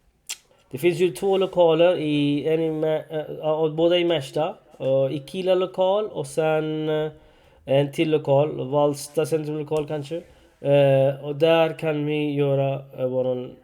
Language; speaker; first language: Swedish; non-native, learner; Urdu